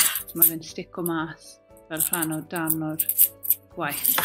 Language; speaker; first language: Welsh; non-native, local second language; English